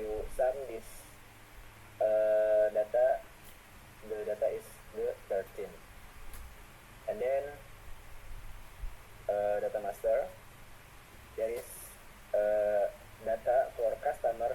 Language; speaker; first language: English; non-native, learner; Indonesian